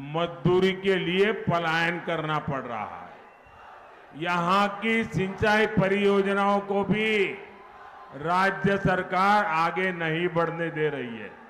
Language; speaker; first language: Hindi; non-native, local second language; Gujarati